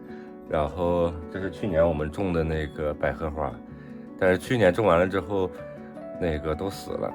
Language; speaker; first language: Chinese; native; Chinese